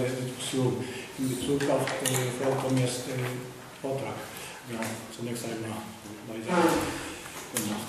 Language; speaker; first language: German; non-native, fluent; Japanese